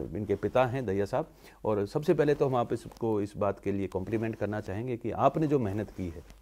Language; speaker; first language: Hindi; native; Hindi